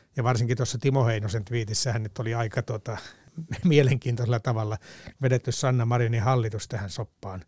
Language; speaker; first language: Finnish; native; Finnish